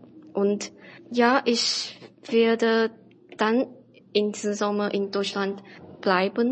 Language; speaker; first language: German; non-native, learner; Chinese